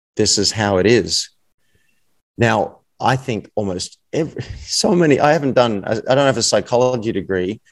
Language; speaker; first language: English; native; English